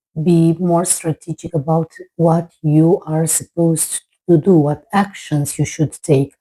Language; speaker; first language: English; non-native, fluent; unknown